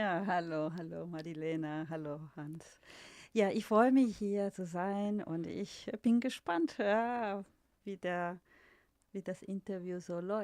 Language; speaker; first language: German; non-native, fluent; Spanish